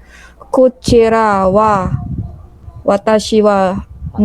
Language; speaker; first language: Japanese; non-native, learner; Filipino